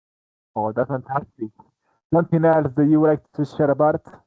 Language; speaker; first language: English; non-native, fluent; Spanish